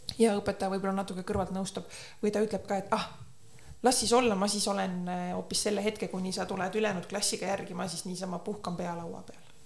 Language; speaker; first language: Estonian; native; Estonian